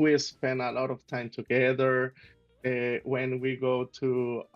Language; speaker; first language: English; non-native, learner; Spanish